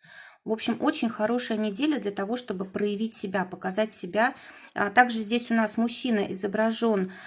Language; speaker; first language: Russian; native; Russian